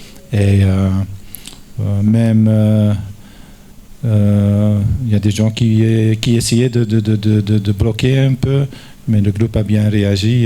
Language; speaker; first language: French; non-native, fluent; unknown